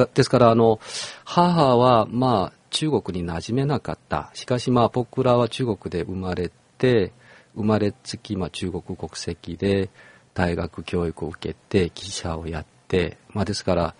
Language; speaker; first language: Japanese; non-native, fluent; Korean